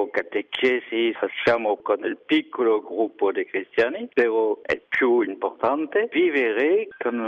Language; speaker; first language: Italian; non-native, learner; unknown